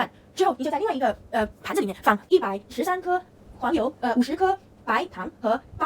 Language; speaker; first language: Chinese; non-native, learner; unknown